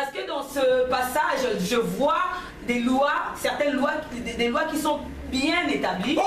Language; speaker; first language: French; non-native, local second language; Lingala